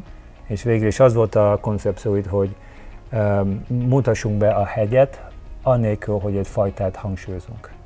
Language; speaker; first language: Hungarian; early bilingual, heritage; Hungarian